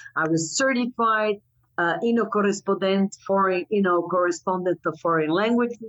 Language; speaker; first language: English; non-native, fluent; Croatian